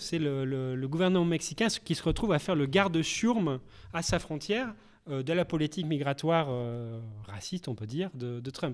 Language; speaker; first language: French; native; French